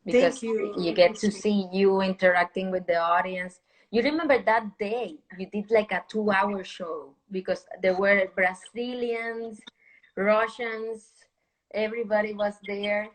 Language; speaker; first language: English; non-native, fluent; Spanish